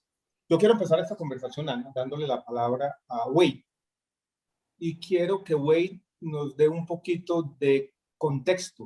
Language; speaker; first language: Spanish; native; Spanish